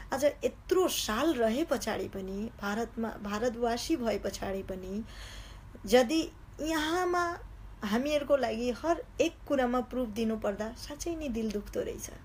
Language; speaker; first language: Nepali; native; Nepali